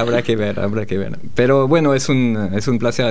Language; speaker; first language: Spanish; non-native, fluent; French